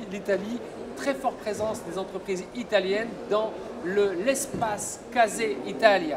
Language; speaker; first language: French; native; French